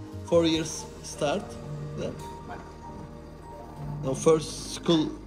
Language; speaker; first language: English; non-native, learner; Turkish